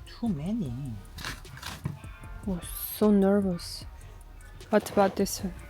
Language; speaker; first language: English; non-native, learner; Ukrainian